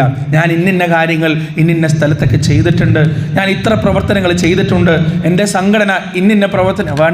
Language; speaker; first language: Malayalam; native; Malayalam